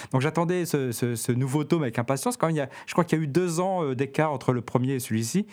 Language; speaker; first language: French; native; French